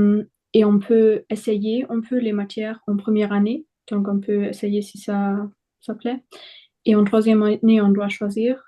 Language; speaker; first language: French; non-native, fluent; German